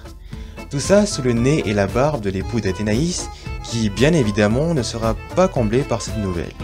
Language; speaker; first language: French; native; French